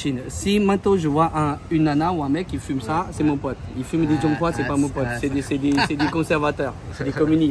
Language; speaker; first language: French; native; French